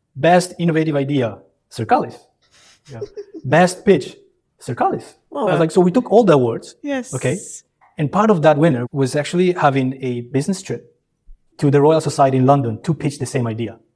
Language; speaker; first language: English; early bilingual, other home language; Albanian